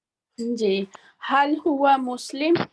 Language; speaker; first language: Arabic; non-native, learner; Urdu